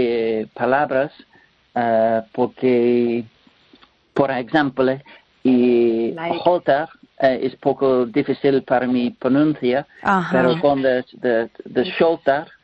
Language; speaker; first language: Spanish; non-native, learner; English